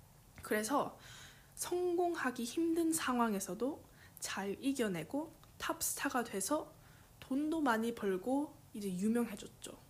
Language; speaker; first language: Korean; early bilingual, heritage; Korean